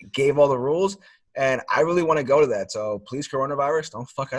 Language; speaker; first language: English; native; English